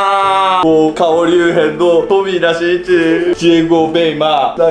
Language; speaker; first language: Chinese; non-native, fluent; Japanese